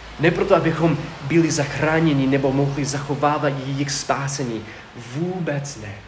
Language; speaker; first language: Czech; non-native, fluent; English